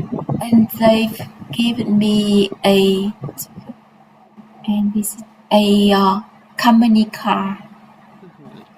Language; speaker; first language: English; non-native, learner; Vietnamese